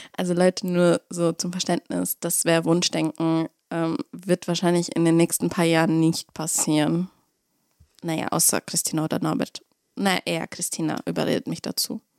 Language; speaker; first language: German; early bilingual, other home language; Russian